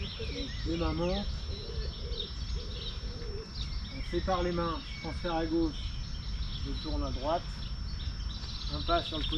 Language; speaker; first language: French; native; French